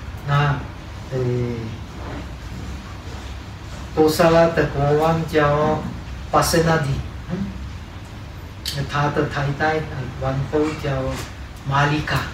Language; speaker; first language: Chinese; non-native, fluent; Czech